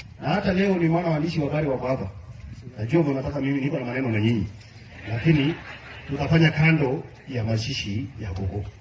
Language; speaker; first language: Swahili; non-native, local second language; Kalenjin